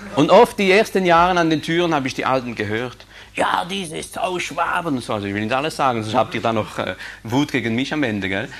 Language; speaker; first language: German; non-native, local second language; Swiss German